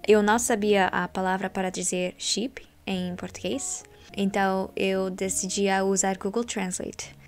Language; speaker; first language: Portuguese; non-native, learner; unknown